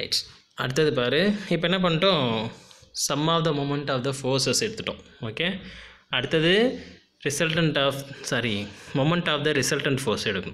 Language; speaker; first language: Tamil; native; Tamil